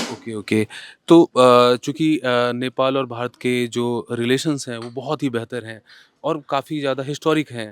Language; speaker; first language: Hindi; native; Hindi